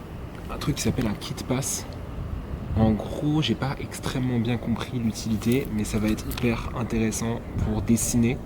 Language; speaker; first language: French; native; French